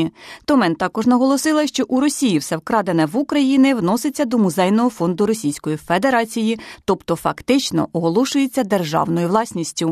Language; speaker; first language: Ukrainian; native; Ukrainian